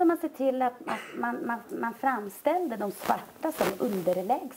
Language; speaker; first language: Swedish; native; Swedish